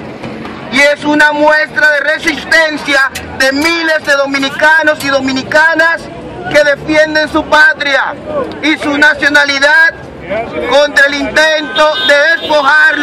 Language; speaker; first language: Spanish; native; Spanish